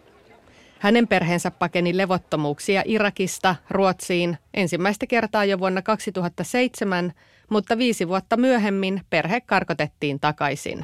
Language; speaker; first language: Finnish; native; Finnish